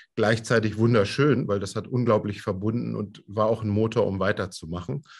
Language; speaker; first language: German; native; German